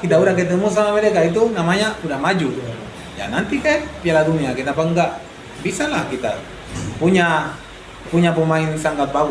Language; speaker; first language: Indonesian; non-native, fluent; Spanish